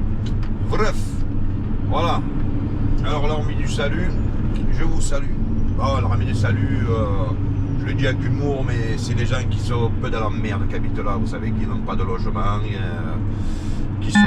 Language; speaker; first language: French; native; French